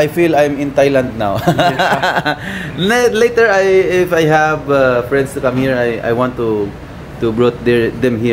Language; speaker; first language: English; non-native, learner; Filipino